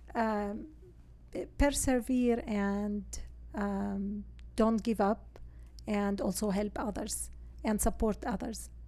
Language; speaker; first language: English; non-native, fluent; Arabic